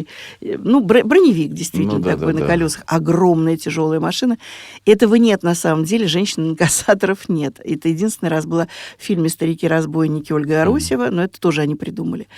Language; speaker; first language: Russian; native; Russian